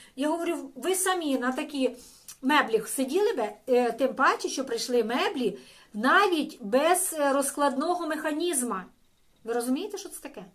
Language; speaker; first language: Ukrainian; non-native, local second language; Russian